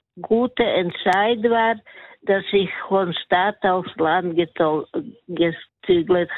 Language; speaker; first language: German; non-native, learner; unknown